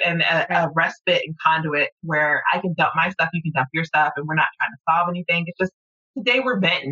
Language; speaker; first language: English; native; English